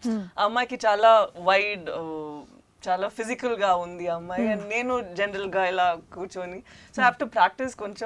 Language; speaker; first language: Telugu; non-native, learner; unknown